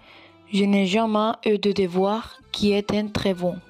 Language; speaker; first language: French; non-native, learner; Spanish